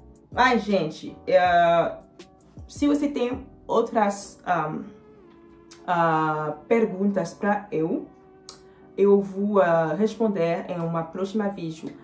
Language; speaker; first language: Portuguese; non-native, learner; Lingala